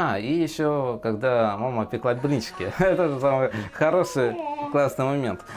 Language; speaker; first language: Russian; native; Russian